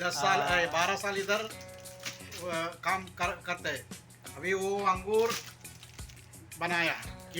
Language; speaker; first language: Hindi; non-native, local second language; Malayalam